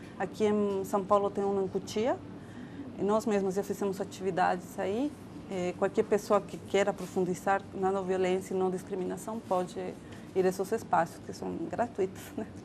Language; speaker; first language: Portuguese; non-native, fluent; Spanish